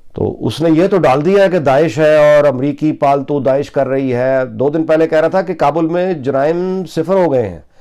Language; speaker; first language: Urdu; native; Urdu